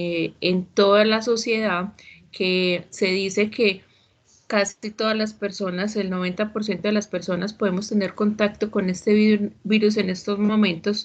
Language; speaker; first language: Spanish; native; Spanish